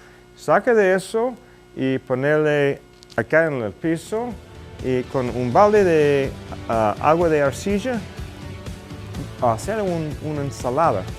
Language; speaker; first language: Spanish; non-native, learner; English